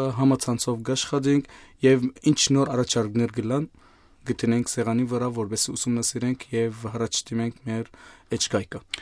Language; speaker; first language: Armenian; native; Armenian